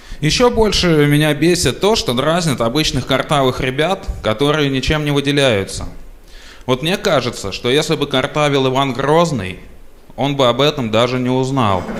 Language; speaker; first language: Russian; native; Russian